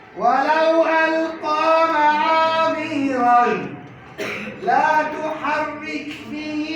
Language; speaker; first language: Arabic; native; Arabic